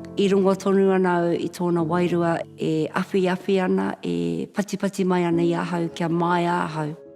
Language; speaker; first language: Māori; non-native, local second language; English